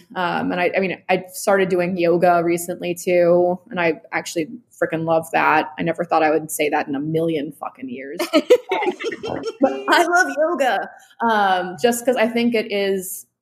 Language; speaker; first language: English; native; English